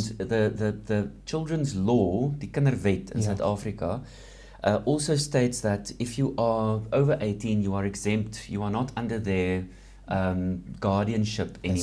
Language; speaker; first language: English; non-native, local second language; Afrikaans